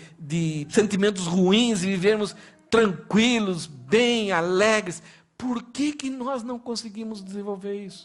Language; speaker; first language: Portuguese; native; Portuguese